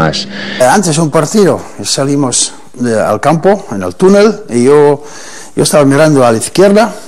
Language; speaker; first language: Spanish; non-native, fluent; Dutch